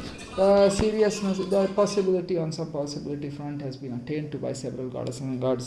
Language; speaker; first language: English; non-native, local second language; Hindi